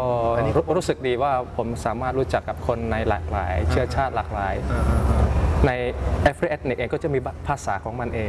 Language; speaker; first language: Thai; early bilingual, other home language; Indonesian